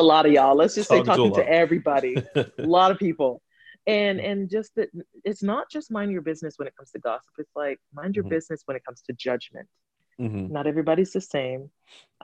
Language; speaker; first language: English; native; English